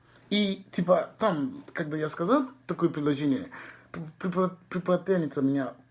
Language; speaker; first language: Russian; non-native, fluent; English